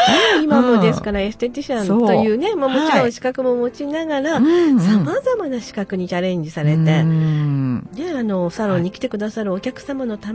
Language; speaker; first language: Japanese; native; Japanese